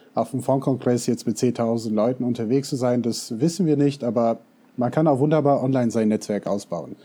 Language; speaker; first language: German; non-native, fluent; English